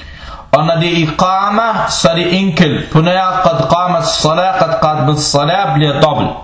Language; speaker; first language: Danish; non-native, local second language; Arabic